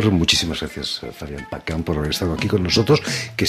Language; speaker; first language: Spanish; native; Spanish